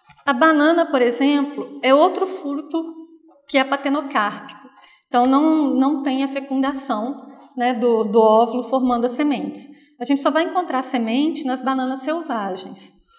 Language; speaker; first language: Portuguese; native; Portuguese